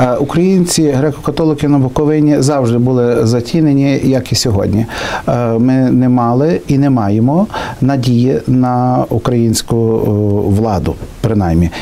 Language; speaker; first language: Ukrainian; native; Ukrainian